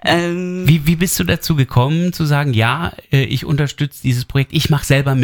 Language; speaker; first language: German; native; German